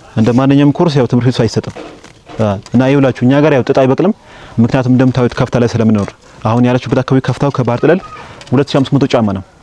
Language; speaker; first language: Amharic; non-native, local second language; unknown